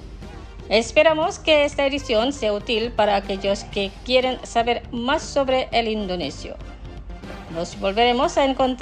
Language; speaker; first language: Spanish; non-native, fluent; Indonesian